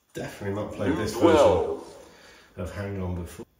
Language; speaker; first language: English; native; English